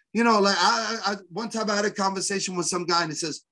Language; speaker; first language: English; native; English